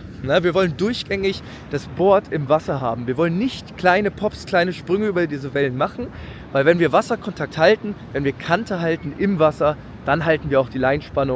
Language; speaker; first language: German; native; German